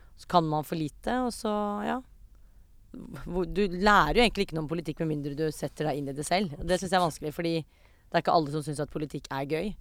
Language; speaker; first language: Norwegian; early bilingual, other home language; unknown